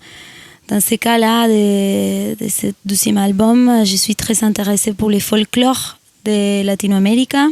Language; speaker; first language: French; non-native, fluent; Spanish